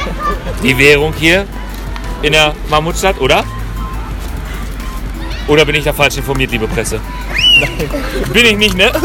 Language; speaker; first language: German; native; German